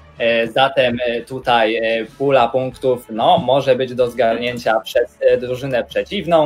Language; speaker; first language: Polish; native; Polish